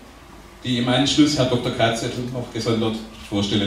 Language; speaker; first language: German; native; German